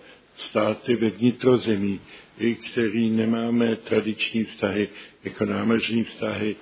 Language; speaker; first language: Czech; early bilingual, heritage; Czech